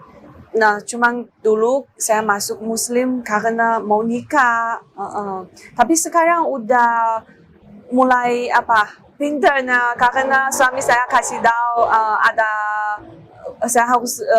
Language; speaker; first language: Indonesian; non-native, learner; Chinese